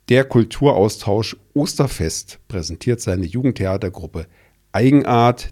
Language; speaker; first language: German; native; German